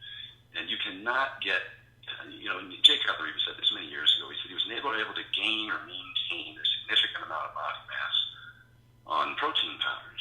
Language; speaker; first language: English; native; English